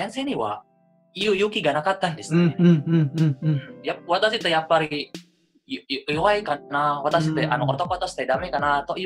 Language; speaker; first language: Japanese; non-native, fluent; Indonesian